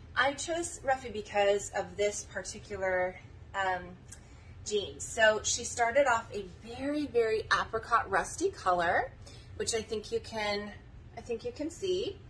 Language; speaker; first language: English; native; English